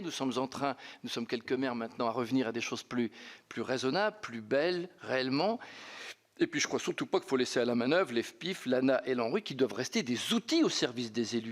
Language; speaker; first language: French; native; French